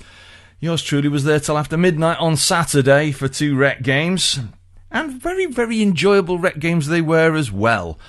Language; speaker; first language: English; native; English